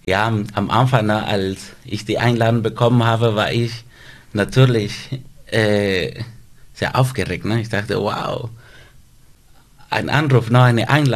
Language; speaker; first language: German; non-native, fluent; Spanish